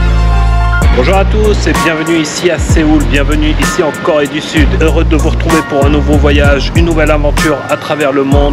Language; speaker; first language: French; native; French